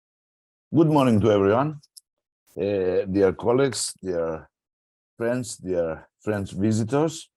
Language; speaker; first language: English; non-native, fluent; Greek